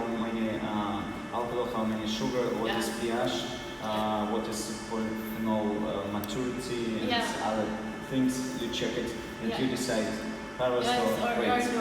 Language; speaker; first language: English; non-native, learner; Russian